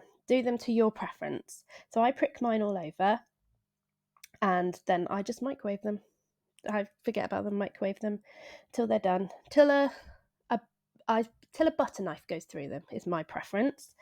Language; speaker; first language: English; native; English